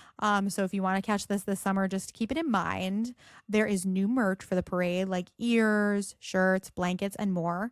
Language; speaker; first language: English; native; English